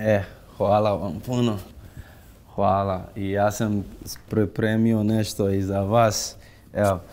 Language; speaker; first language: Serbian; non-native, fluent; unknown